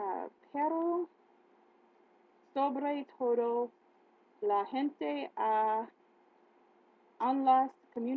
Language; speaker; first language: Spanish; non-native, learner; English